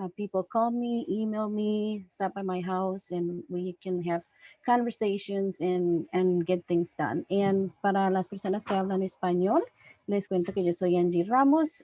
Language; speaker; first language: English; non-native, fluent; Spanish